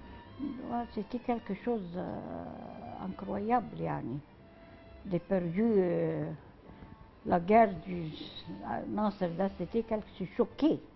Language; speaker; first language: French; non-native, learner; Arabic